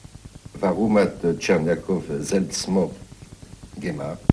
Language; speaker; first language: German; non-native, fluent; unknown